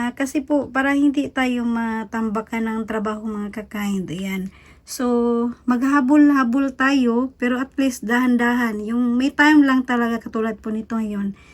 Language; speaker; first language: Filipino; native; Filipino